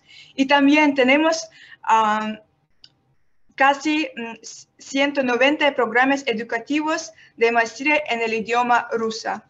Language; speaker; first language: Spanish; non-native, learner; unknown